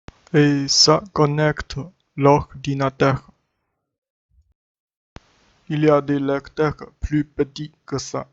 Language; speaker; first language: French; non-native, learner; Chinese